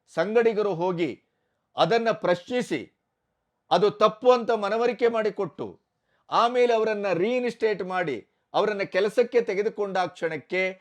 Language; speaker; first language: Kannada; native; Kannada